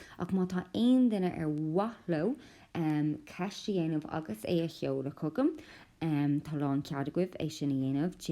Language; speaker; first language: Irish; non-native, local second language; English